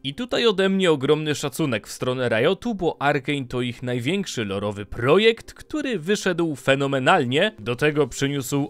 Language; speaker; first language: Polish; native; Polish